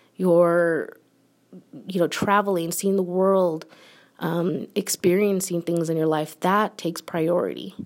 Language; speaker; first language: English; native; English